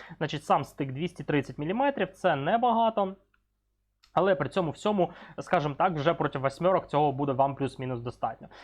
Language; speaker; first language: Ukrainian; non-native, local second language; Russian